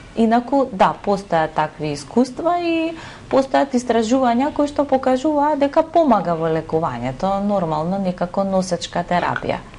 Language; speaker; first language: Macedonian; native; Macedonian